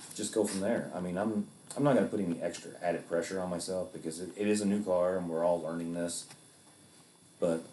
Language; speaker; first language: English; native; English